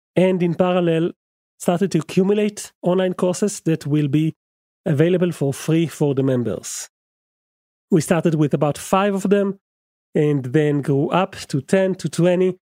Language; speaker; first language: English; non-native, fluent; Hebrew